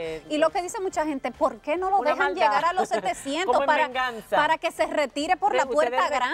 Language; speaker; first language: Spanish; native; Spanish